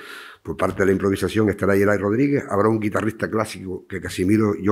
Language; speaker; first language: Spanish; native; Spanish